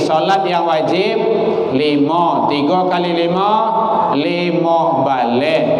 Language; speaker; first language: Malay; non-native, local second language; Minangkabau